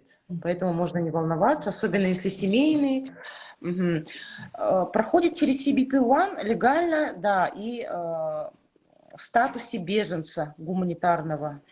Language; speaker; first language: Russian; native; Russian